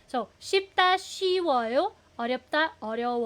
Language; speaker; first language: Korean; non-native, fluent; Filipino